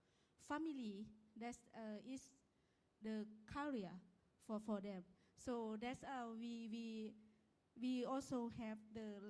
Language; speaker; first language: English; non-native, learner; Lao